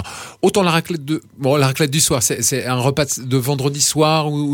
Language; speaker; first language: French; native; French